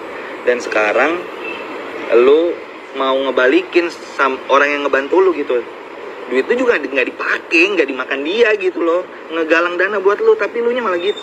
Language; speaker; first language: Indonesian; native; Indonesian